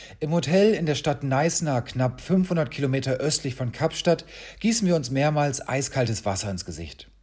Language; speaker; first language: German; native; German